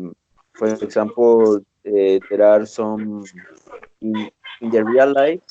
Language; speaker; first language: English; non-native, learner; Spanish